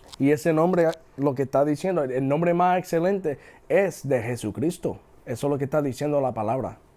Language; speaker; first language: Spanish; early bilingual, heritage; English